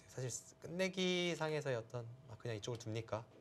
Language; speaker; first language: Korean; native; Korean